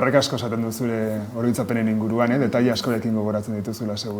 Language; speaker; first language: Basque; native; Basque